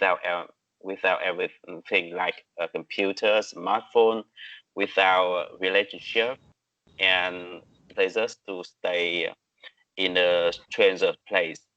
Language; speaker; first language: English; non-native, learner; Vietnamese